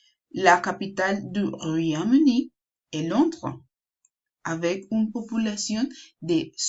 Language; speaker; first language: French; non-native, learner; Spanish